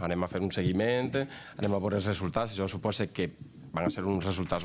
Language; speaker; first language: Catalan; native; Catalan